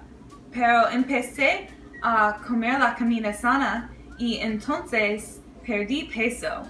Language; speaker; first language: Spanish; non-native, learner; English